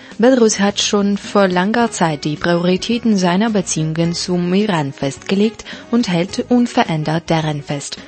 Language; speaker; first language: German; non-native, fluent; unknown